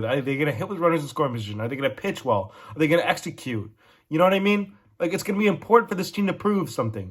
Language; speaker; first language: English; native; English